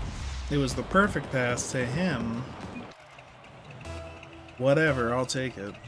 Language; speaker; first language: English; native; English